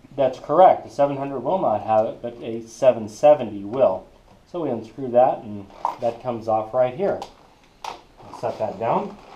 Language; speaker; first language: English; native; English